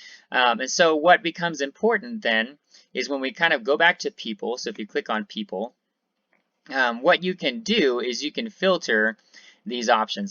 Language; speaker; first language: English; native; English